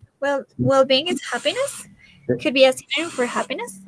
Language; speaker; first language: English; non-native, fluent; Spanish